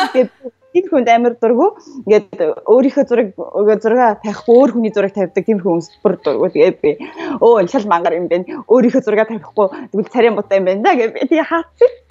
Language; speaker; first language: Mongolian; early bilingual, heritage; Mongolian